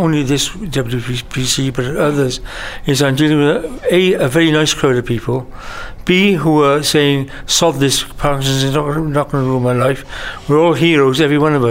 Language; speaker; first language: English; native; English